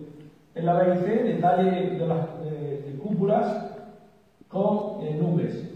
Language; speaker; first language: Spanish; native; Spanish